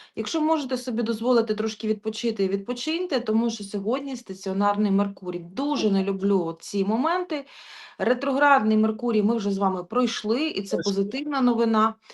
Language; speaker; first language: Ukrainian; non-native, local second language; Russian